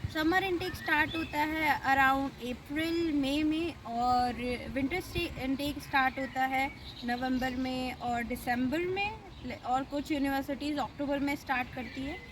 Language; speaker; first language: Hindi; native; Hindi